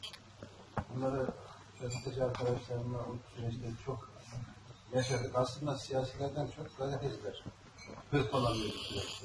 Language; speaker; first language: Turkish; native; Turkish